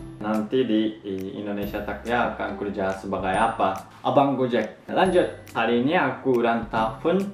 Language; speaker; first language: Indonesian; non-native, fluent; Japanese